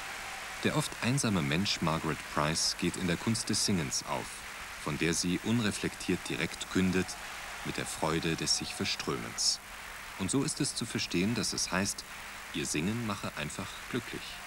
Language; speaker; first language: German; native; German